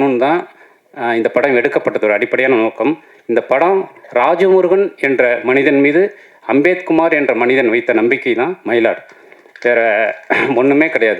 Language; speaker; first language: Tamil; native; Tamil